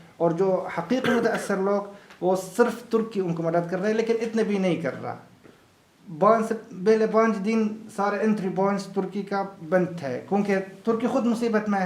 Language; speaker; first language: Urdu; non-native, learner; Arabic